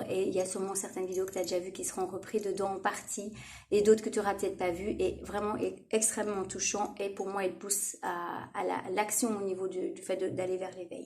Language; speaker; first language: French; native; French